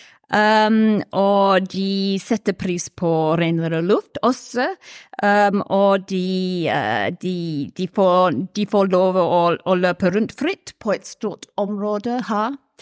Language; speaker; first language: Norwegian; non-native, learner; English